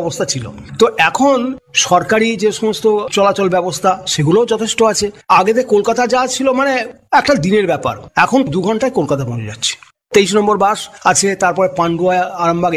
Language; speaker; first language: Bangla; native; Bangla